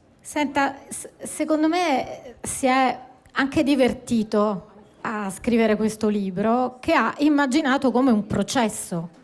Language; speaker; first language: Italian; native; Italian